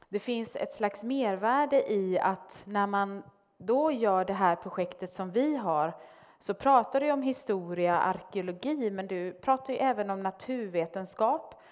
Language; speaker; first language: Swedish; native; Swedish